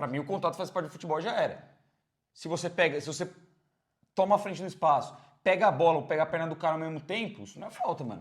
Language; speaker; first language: Portuguese; native; Portuguese